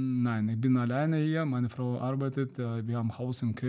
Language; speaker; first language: German; non-native, fluent; Russian